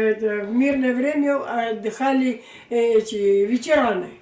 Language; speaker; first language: Russian; native; Russian